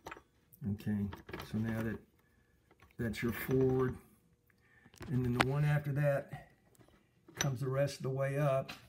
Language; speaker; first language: English; native; English